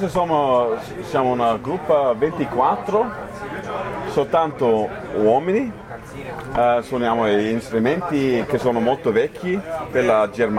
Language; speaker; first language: Italian; non-native, learner; German